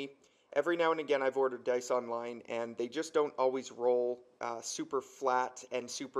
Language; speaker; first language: English; native; English